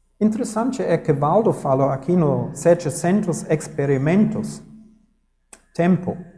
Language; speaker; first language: Portuguese; non-native, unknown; German